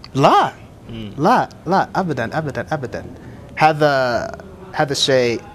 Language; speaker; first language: Arabic; non-native, fluent; English